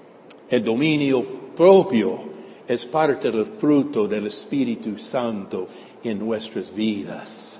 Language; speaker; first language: Spanish; non-native, fluent; English